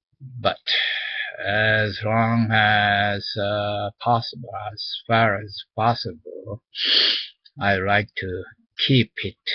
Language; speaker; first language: English; non-native, learner; Japanese